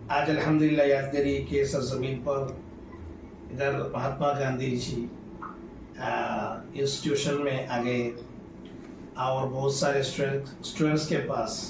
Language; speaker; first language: Urdu; native; Urdu